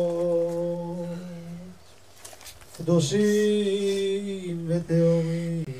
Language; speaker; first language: Hebrew; native; Hebrew